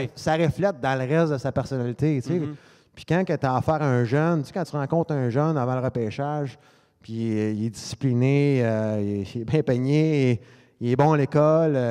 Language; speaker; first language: French; native; French